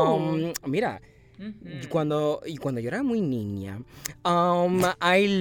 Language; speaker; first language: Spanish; early bilingual, heritage; Spanish